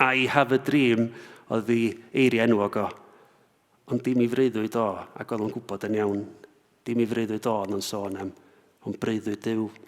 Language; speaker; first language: Welsh; native; Welsh